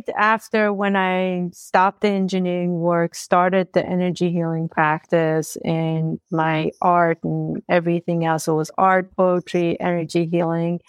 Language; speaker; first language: English; early bilingual, other home language; Persian